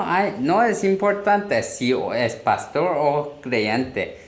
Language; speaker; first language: Spanish; non-native, learner; Korean